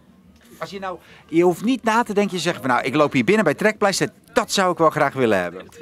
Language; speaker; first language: Dutch; native; Dutch